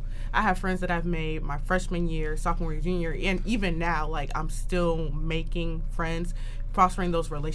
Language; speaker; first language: English; native; English